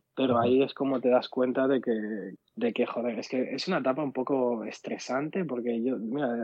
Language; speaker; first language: Spanish; early bilingual, other home language; Arabic